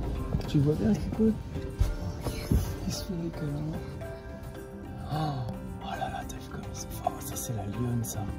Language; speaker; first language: French; native; French